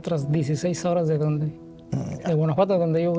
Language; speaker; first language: Spanish; native; Spanish